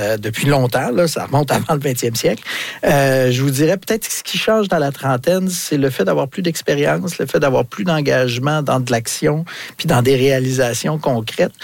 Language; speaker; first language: French; native; French